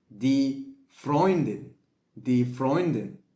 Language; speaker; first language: German; non-native, fluent; Turkish